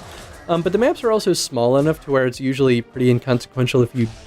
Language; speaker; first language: English; native; English